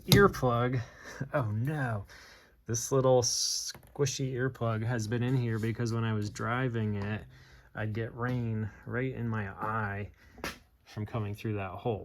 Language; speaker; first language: English; native; English